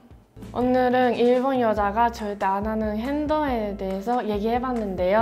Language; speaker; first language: Korean; non-native, fluent; Japanese